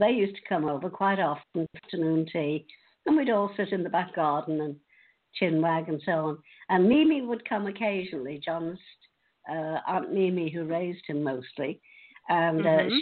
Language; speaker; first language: English; native; English